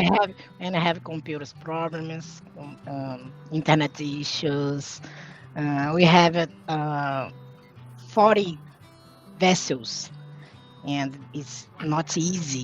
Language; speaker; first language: English; non-native, learner; Portuguese